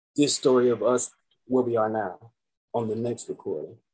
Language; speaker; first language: English; native; English